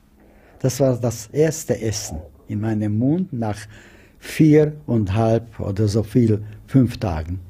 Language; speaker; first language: German; non-native, fluent; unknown